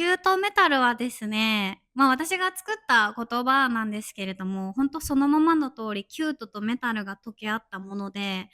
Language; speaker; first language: Japanese; native; Japanese